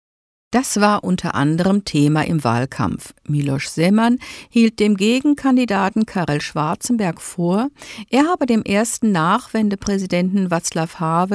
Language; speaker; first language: German; native; German